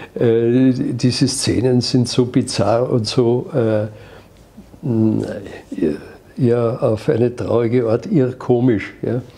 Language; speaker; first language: German; native; German